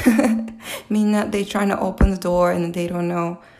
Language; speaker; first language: English; non-native, fluent; Japanese